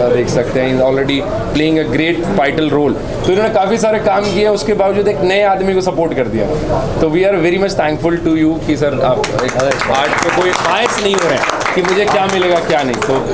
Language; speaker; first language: Hindi; native; Hindi